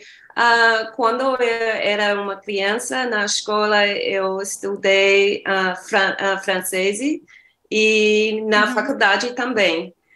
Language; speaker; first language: Portuguese; non-native, learner; English